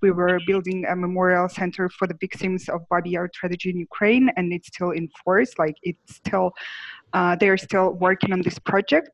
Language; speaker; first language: English; non-native, fluent; Ukrainian